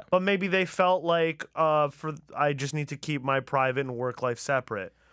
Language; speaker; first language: English; early bilingual, other home language; Persian